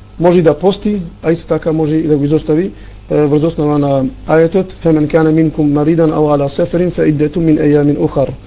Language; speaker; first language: Macedonian; non-native, local second language; Albanian